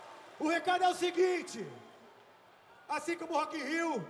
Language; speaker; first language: Portuguese; native; Portuguese